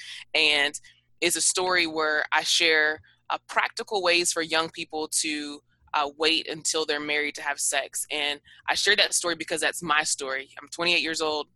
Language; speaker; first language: English; native; English